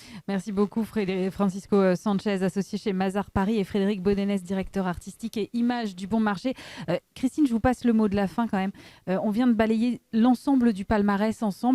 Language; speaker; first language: French; native; French